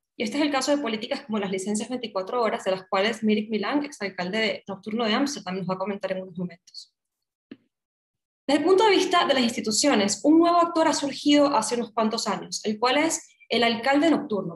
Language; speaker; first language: Spanish; native; Spanish